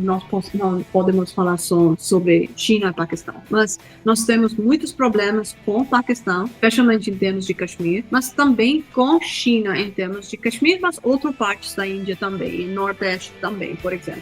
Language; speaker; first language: Portuguese; non-native, fluent; Hindi